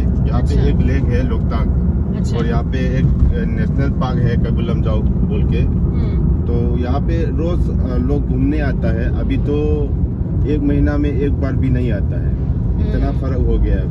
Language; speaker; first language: Hindi; non-native, local second language; Manipuri